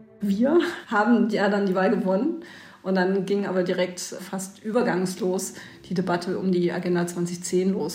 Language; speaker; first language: German; native; German